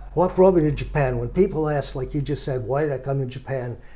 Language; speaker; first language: English; native; English